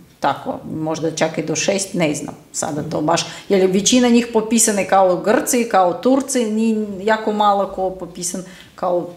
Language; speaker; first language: Croatian; non-native, fluent; Russian